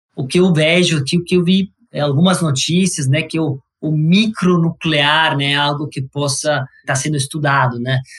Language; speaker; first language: Portuguese; non-native, fluent; Italian